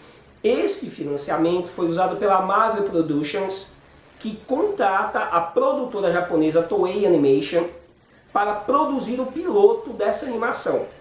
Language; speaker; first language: Portuguese; native; Portuguese